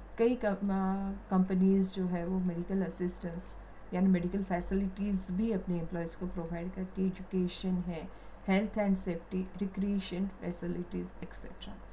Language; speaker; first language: Hindi; non-native, local second language; Marathi